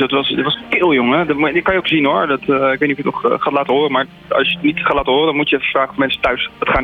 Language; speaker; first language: Dutch; native; Dutch